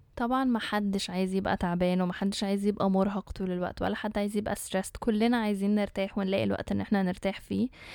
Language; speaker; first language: Arabic; early bilingual, heritage; Arabic